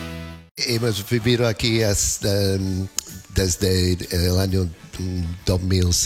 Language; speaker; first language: Spanish; non-native, learner; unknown